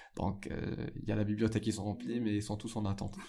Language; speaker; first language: French; non-native, local second language; Arabic